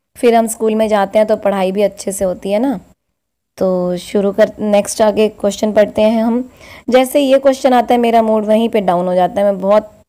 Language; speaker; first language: Hindi; native; Hindi